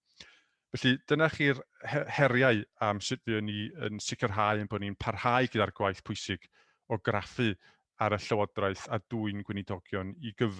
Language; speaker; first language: Welsh; native; Welsh